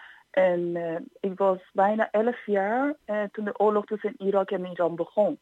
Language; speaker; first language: Dutch; non-native, fluent; Persian